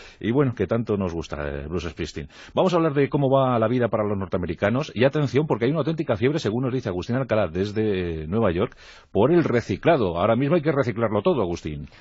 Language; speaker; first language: Spanish; native; Spanish